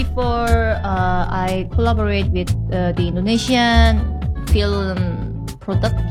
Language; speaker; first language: English; non-native, learner; Korean